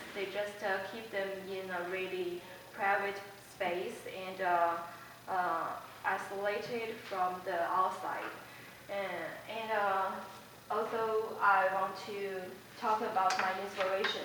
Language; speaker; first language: English; non-native, fluent; Chinese